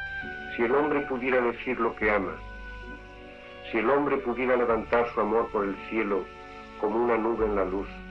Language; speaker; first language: Spanish; native; Spanish